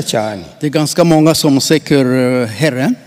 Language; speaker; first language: Swedish; non-native, fluent; Rundi